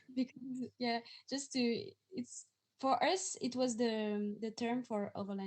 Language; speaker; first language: English; non-native, fluent; French